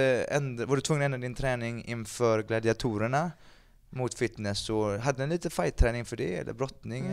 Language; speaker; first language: Swedish; native; Swedish